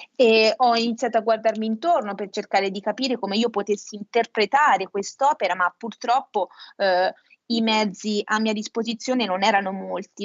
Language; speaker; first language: Italian; native; Italian